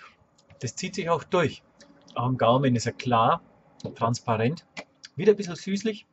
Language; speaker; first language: German; native; German